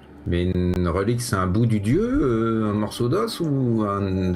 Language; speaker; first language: French; native; French